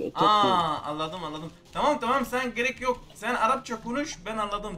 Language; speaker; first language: Turkish; non-native, learner; Arabic